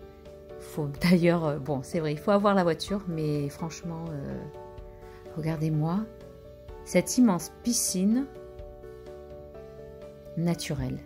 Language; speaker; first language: French; non-native, local second language; Arabic